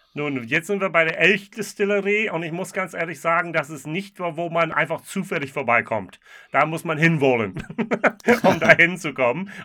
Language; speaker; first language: German; non-native, fluent; English